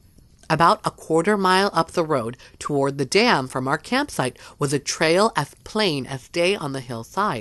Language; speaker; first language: English; native; English